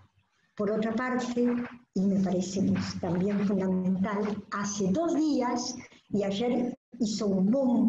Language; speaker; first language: Spanish; native; Spanish